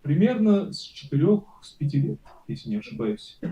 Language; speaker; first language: Russian; non-native, local second language; Kazakh